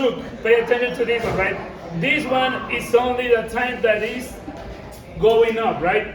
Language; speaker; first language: English; non-native, fluent; Spanish